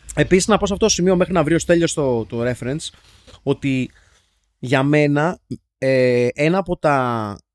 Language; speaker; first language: Greek; native; Greek